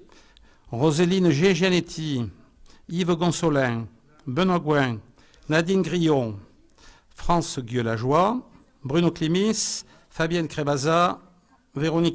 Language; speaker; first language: French; native; French